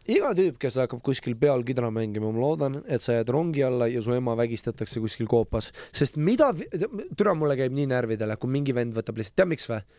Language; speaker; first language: Estonian; native; Estonian